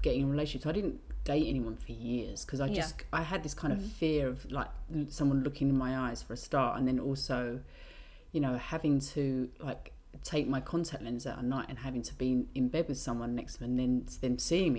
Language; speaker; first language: English; native; English